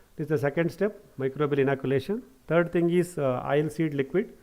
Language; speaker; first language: English; non-native, local second language; Kannada